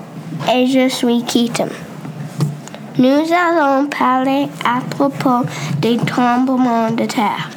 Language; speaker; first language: French; non-native, learner; English